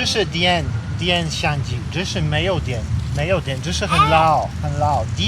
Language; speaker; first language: Chinese; non-native, learner; Polish